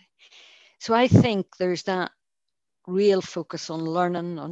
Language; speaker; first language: English; native; English